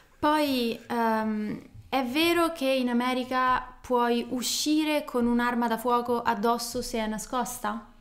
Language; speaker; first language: Italian; native; Italian